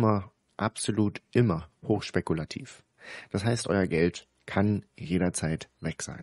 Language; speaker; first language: German; native; German